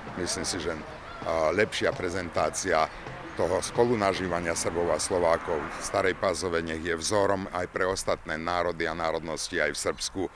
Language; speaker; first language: Slovak; native; Slovak